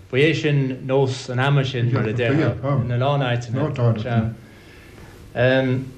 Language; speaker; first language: Irish; non-native, local second language; English